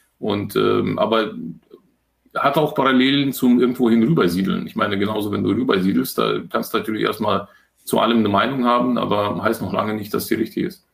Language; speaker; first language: German; early bilingual, other home language; Russian